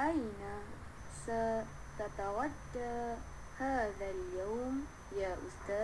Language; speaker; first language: Arabic; non-native, learner; Malay